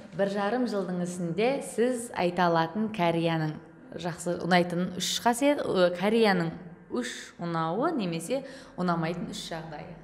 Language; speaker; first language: Kazakh; native; Kazakh